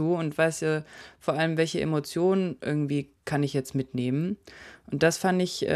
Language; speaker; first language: German; native; German